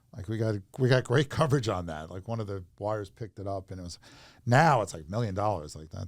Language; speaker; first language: English; native; English